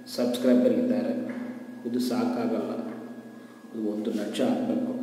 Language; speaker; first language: Kannada; non-native, local second language; Tamil